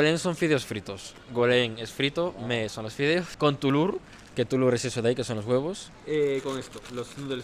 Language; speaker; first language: Spanish; native; Spanish